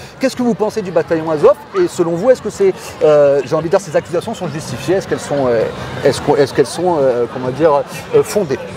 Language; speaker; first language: French; native; French